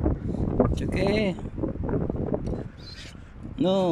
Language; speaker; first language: English; non-native, local second language; Filipino